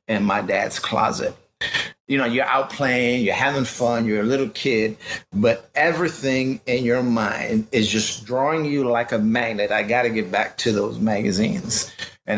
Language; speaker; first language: English; native; English